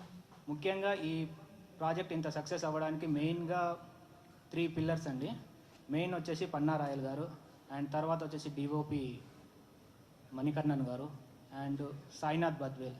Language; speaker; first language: Telugu; native; Telugu